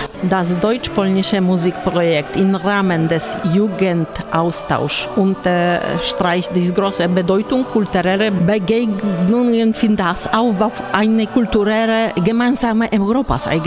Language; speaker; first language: German; non-native, learner; Polish